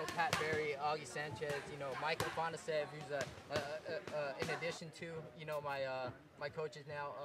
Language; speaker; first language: English; native; English